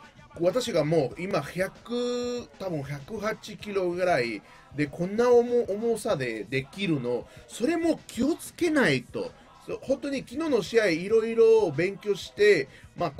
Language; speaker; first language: Japanese; non-native, learner; Spanish